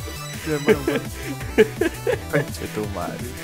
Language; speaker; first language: Spanish; native; Spanish